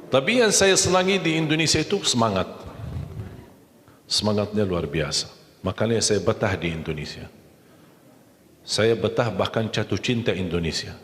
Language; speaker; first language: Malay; non-native, fluent; Arabic